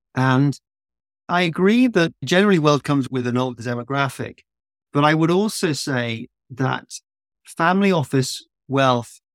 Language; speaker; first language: English; native; English